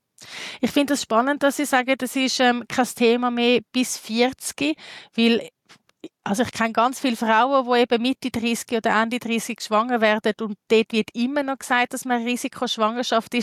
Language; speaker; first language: German; native; German